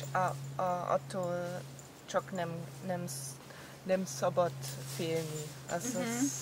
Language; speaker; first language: Hungarian; non-native, learner; German